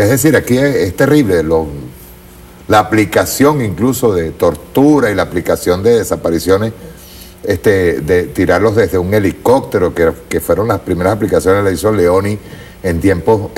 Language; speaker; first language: Spanish; native; Spanish